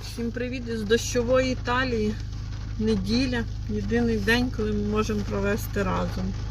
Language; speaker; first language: Ukrainian; native; Ukrainian